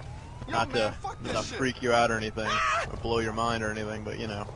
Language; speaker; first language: English; native; English